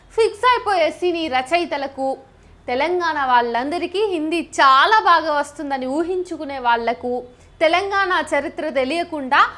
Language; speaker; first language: Telugu; native; Telugu